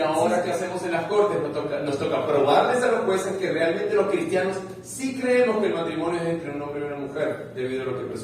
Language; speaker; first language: Spanish; native; Spanish